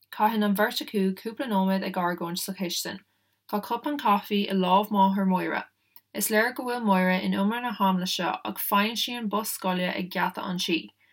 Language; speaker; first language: Irish; non-native, local second language; English